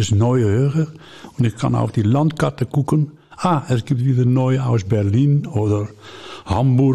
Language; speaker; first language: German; non-native, learner; Dutch